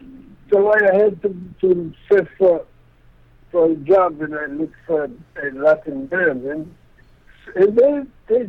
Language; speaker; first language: English; non-native, fluent; Portuguese